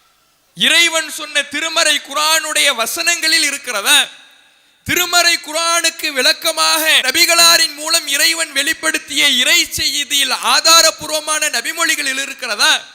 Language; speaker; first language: Tamil; native; Tamil